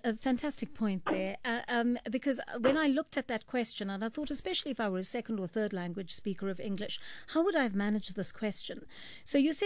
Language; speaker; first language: English; native; English